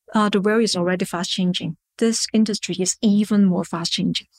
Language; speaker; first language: English; non-native, local second language; Cantonese